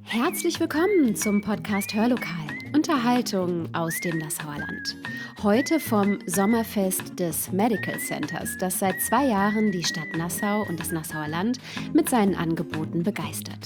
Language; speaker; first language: German; native; German